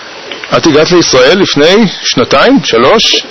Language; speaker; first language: Hebrew; native; Hebrew